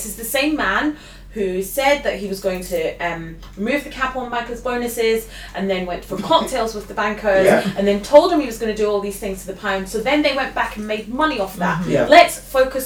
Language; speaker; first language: English; native; English